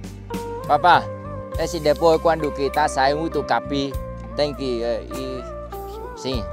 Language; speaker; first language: Portuguese; non-native, learner; Vietnamese